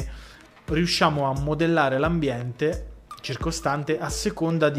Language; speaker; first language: Italian; native; Italian